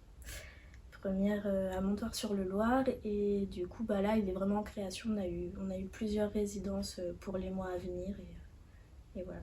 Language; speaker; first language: French; native; French